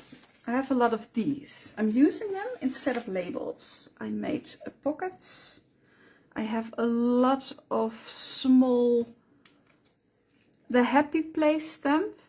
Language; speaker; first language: English; non-native, fluent; Dutch